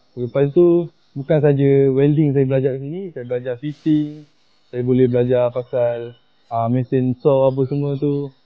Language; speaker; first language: Malay; native; Malay